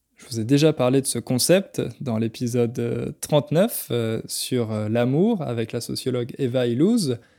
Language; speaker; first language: French; native; French